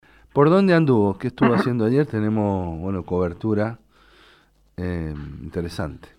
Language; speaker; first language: Spanish; native; Spanish